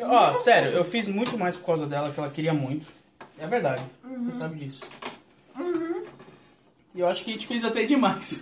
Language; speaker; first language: Portuguese; native; Portuguese